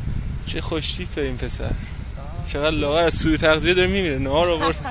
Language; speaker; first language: Persian; native; Persian